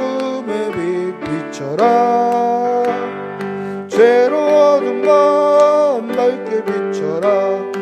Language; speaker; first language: Korean; native; Korean